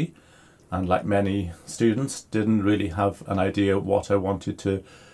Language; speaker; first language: English; native; English